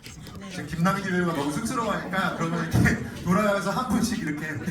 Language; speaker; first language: Korean; native; Korean